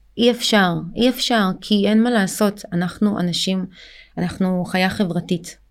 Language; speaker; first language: Hebrew; early bilingual, other home language; Russian